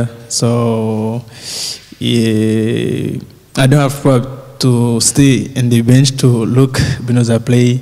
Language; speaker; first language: English; non-native, learner; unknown